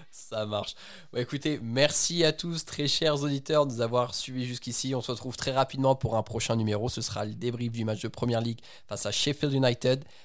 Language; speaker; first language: French; native; French